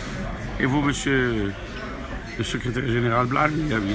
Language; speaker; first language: French; non-native, local second language; Arabic